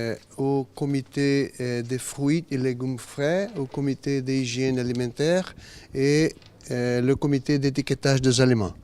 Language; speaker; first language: French; non-native, learner; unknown